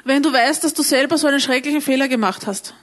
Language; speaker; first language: German; native; German